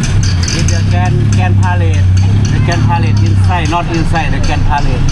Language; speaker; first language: English; non-native, learner; Thai